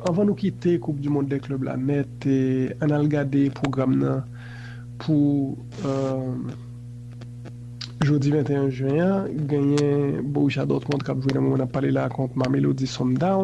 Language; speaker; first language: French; non-native, local second language; Haitian Creole